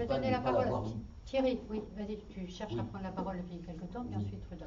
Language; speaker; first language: French; native; French